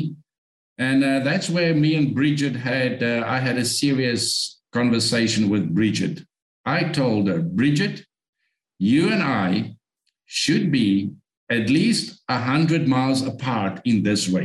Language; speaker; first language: English; non-native, local second language; Afrikaans